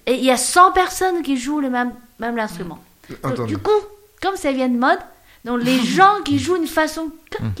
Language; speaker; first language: French; non-native, learner; Chinese